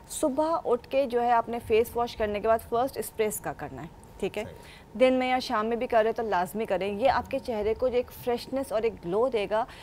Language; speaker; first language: Urdu; native; Urdu